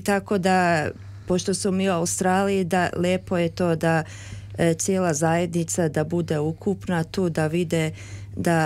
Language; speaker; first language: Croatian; early bilingual, heritage; Serbian